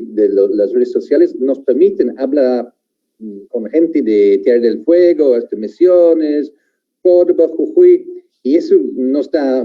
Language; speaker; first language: Spanish; non-native, fluent; English